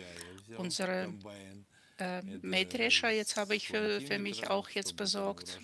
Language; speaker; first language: German; non-native, fluent; Russian